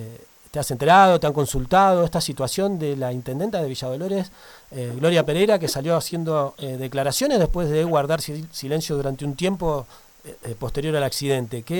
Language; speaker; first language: Spanish; native; Spanish